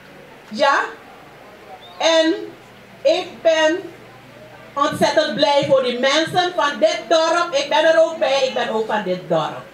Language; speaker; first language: Dutch; non-native, local second language; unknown